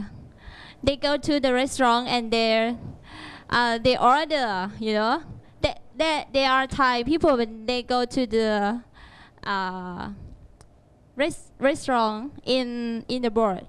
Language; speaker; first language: English; non-native, learner; Thai